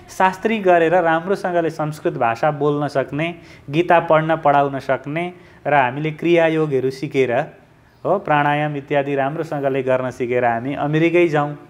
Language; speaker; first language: Nepali; native; Nepali